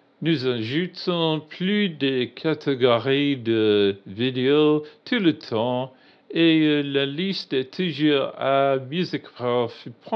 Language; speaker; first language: French; non-native, learner; English